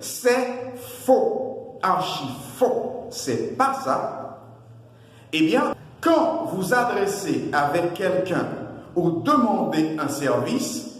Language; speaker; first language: French; non-native, local second language; Haitian Creole